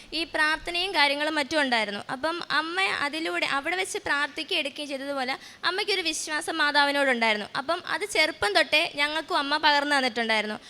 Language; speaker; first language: Malayalam; native; Malayalam